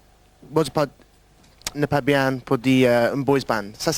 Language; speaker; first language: French; non-native, learner; English